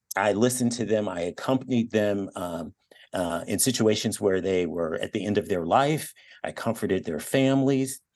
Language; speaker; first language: English; native; English